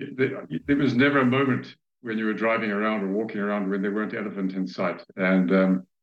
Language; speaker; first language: English; native; English